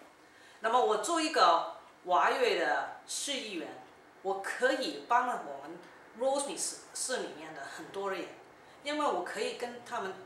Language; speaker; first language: Chinese; early bilingual, heritage; Cantonese